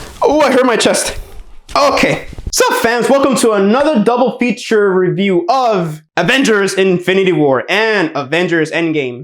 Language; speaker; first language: English; native; English